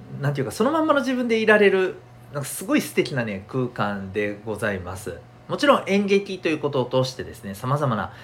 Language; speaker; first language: Japanese; native; Japanese